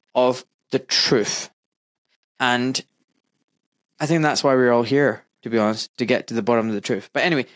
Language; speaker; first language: English; native; English